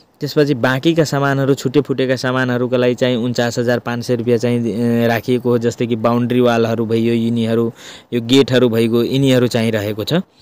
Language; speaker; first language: Nepali; native; Nepali